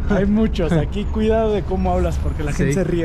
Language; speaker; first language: Spanish; native; Spanish